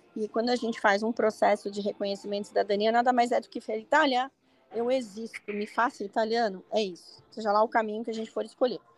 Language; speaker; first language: Portuguese; native; Portuguese